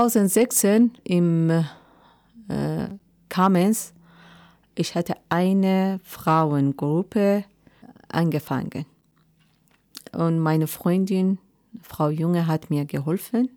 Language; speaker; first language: German; non-native, learner; Persian